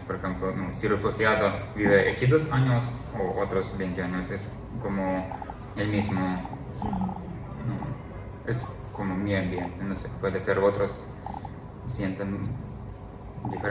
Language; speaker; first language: Spanish; non-native, learner; Ukrainian